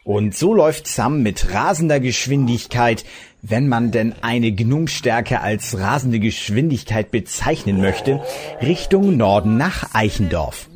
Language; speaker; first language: German; native; German